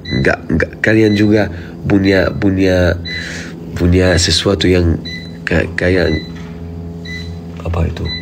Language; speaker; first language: Indonesian; non-native, fluent; Arabic